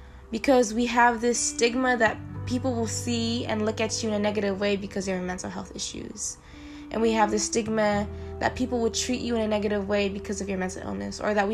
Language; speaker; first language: English; native; English